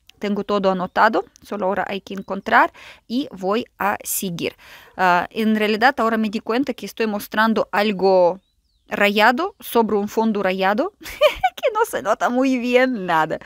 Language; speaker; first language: Spanish; non-native, fluent; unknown